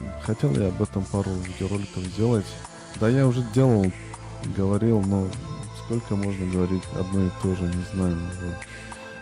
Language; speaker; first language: Russian; non-native, local second language; Tajik